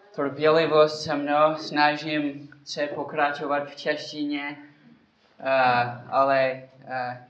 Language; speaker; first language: Czech; non-native, learner; English